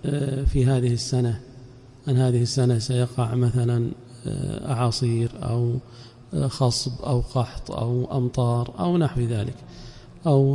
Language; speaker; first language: Arabic; native; Arabic